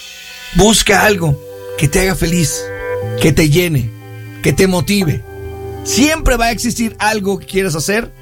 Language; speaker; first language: Spanish; native; Spanish